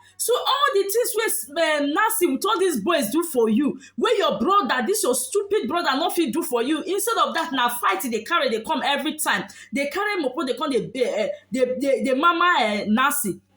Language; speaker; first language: Nigerian Pidgin; native; Nigerian Pidgin